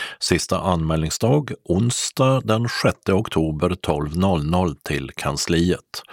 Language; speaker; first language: Swedish; native; Swedish